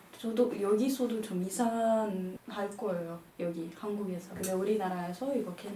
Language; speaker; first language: Korean; non-native, fluent; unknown